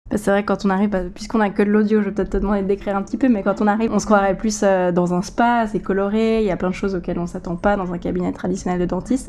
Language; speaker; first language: French; native; French